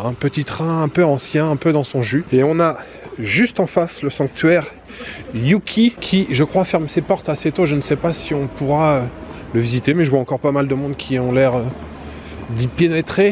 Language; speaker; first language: French; native; French